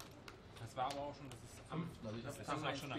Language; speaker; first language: German; native; German